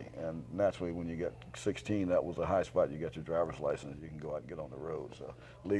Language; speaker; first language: English; native; English